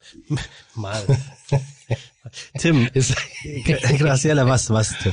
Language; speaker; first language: German; native; German